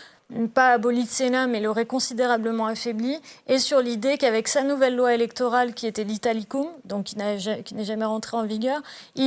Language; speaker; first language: French; native; French